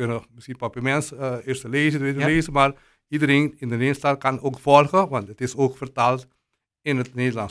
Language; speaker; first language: Dutch; non-native, local second language; Papiamento